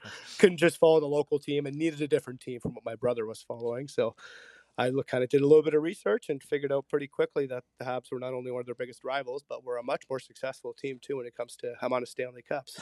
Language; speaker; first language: English; early bilingual, other home language; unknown